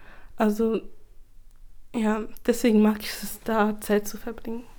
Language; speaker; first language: German; early bilingual, other home language; English